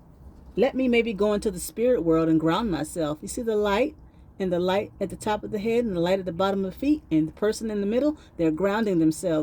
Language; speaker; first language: English; native; English